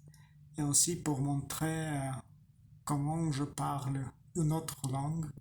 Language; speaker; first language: French; non-native, learner; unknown